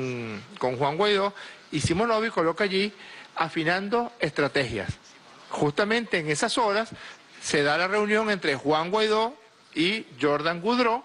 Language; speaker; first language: Spanish; native; Spanish